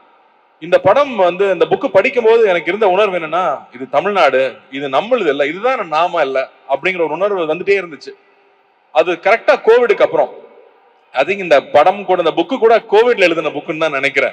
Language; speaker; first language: Tamil; native; Tamil